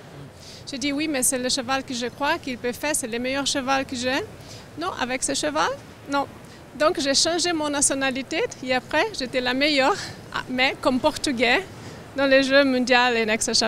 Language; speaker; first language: French; non-native, learner; Portuguese